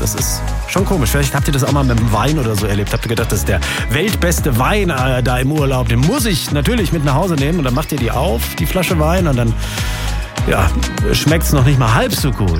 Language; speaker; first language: German; native; German